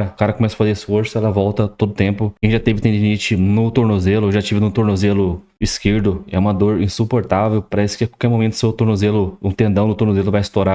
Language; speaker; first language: Portuguese; native; Portuguese